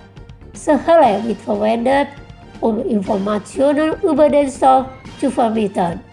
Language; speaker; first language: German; non-native, learner; Indonesian